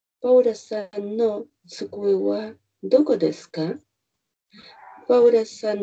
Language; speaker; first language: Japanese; non-native, learner; Spanish